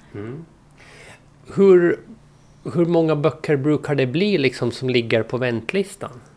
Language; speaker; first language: Swedish; native; Swedish